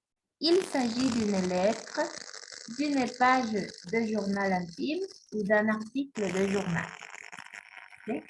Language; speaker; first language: French; non-native, fluent; Spanish